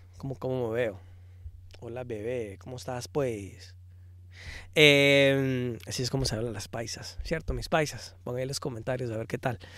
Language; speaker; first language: Spanish; early bilingual, heritage; Spanish